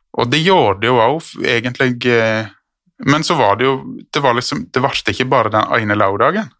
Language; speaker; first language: Norwegian; native; Norwegian